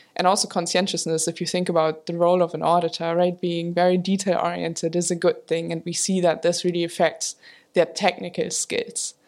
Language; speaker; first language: English; non-native, fluent; German